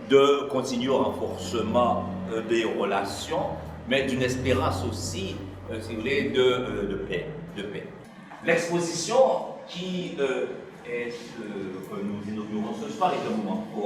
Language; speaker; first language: French; native; French